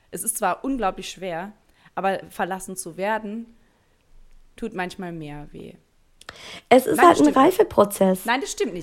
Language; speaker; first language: German; native; German